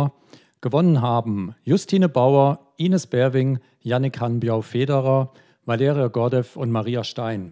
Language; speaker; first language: German; native; German